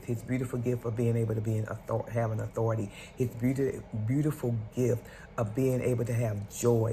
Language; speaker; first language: English; native; English